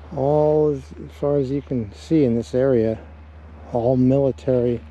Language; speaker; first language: English; native; English